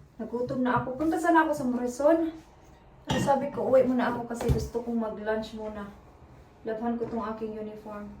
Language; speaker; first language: Filipino; non-native, local second language; Cebuano